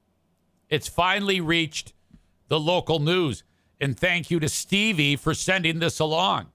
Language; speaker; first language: English; native; English